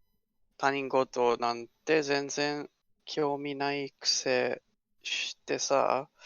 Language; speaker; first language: Japanese; non-native, learner; English